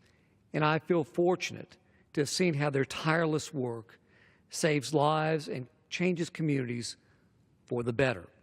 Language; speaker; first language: English; native; English